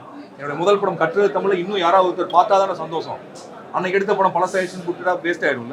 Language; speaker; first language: Tamil; native; Tamil